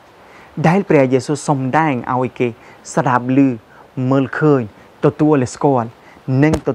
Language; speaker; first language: Khmer; non-native, fluent; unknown